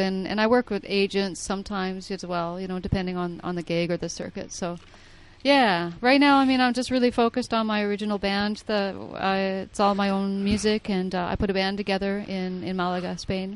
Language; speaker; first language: English; native; English